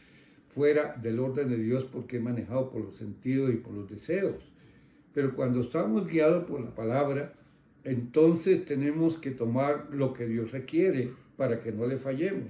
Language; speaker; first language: Spanish; native; Spanish